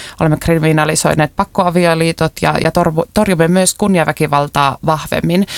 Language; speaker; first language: Finnish; native; Finnish